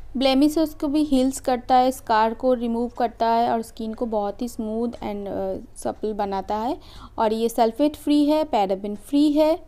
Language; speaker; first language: Hindi; non-native, local second language; Bangla